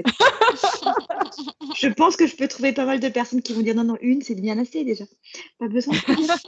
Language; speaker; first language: French; native; French